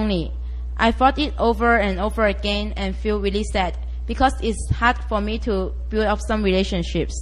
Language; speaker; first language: English; non-native, local second language; Cantonese